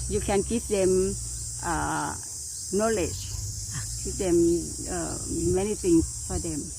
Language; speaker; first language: English; non-native, learner; Thai